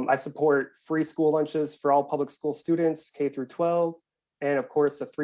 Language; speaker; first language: English; native; English